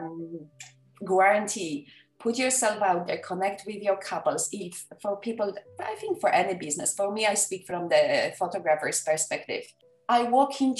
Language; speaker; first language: English; non-native, fluent; Polish